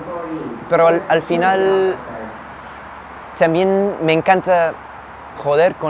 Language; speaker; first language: Spanish; non-native, fluent; English